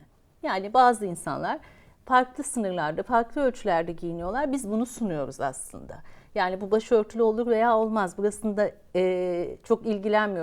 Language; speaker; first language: Turkish; native; Turkish